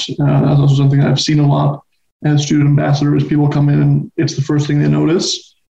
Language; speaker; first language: English; non-native, fluent; Spanish